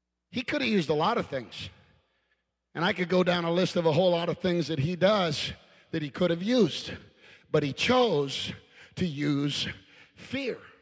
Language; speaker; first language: English; early bilingual, other home language; Spanish